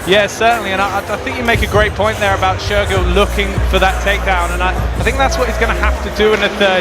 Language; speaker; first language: English; native; English